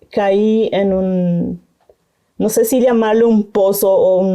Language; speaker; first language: Spanish; non-native, local second language; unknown